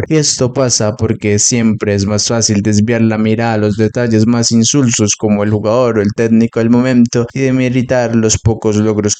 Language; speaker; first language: Spanish; native; Spanish